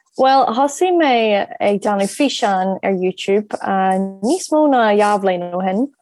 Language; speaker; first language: Irish; non-native, local second language; English